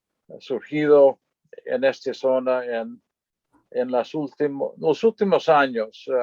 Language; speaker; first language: Spanish; non-native, fluent; English